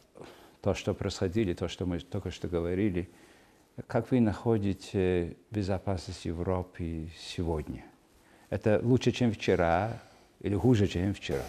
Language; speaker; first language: Russian; non-native, fluent; Mongolian